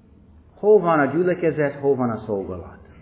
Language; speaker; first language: Hungarian; non-native, fluent; English